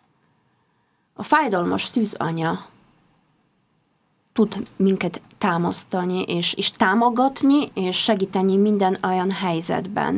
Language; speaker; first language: Hungarian; non-native, fluent; Polish